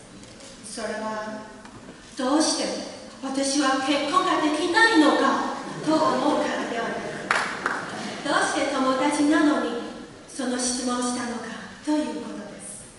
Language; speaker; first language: Japanese; non-native, learner; Chinese